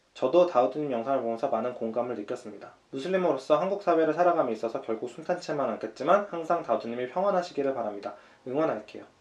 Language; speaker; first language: Korean; native; Korean